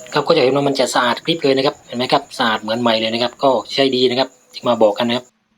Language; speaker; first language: Thai; native; Thai